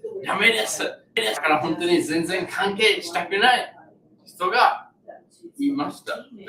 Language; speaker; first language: Japanese; non-native, learner; English